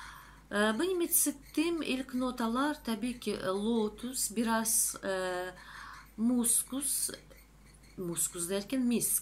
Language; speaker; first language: Turkish; non-native, fluent; Russian